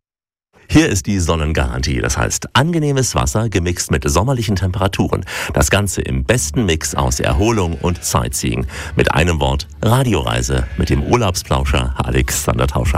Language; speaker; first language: German; native; German